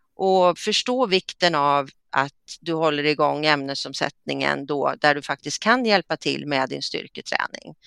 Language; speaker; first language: Swedish; native; Swedish